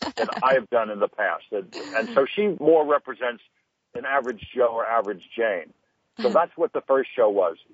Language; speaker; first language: English; native; English